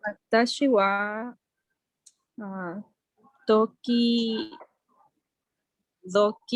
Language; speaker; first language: Japanese; non-native, learner; Spanish